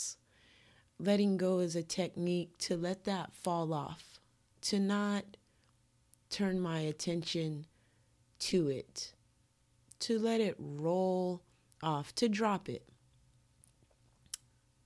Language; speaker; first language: English; native; English